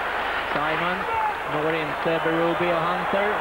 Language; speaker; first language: Swedish; native; Swedish